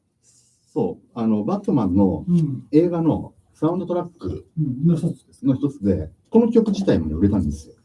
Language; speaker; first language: Japanese; native; Japanese